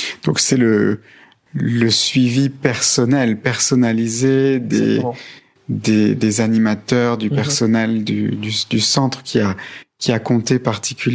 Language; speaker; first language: French; native; French